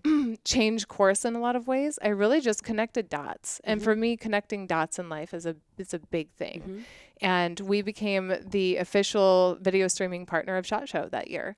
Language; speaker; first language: English; native; English